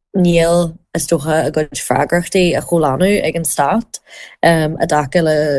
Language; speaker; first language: Irish; native; Irish